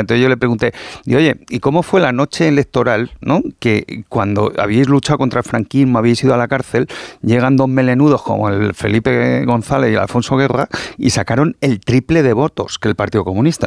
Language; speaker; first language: Spanish; native; Spanish